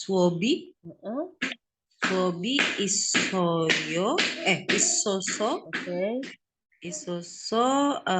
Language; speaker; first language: Korean; non-native, learner; Indonesian